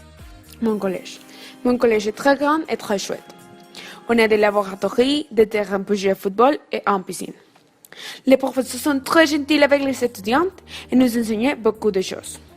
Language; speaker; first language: French; non-native, learner; Spanish